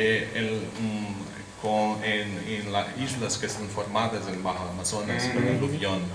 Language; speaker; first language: Spanish; non-native, fluent; Portuguese